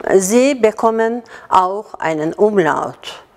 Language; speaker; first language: German; non-native, fluent; Azerbaijani